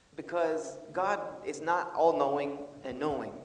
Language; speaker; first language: English; native; English